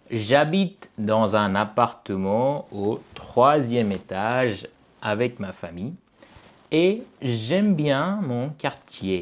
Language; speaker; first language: French; non-native, fluent; Tamil